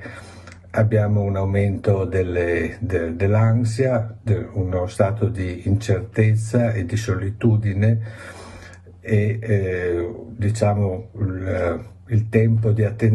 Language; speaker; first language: Italian; native; Italian